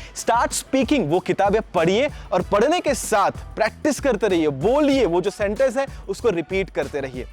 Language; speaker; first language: Hindi; non-native, local second language; Gujarati